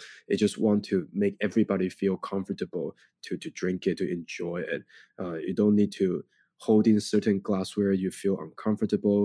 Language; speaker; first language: English; non-native, fluent; Chinese